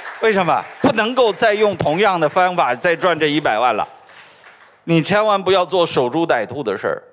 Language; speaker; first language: Chinese; native; Chinese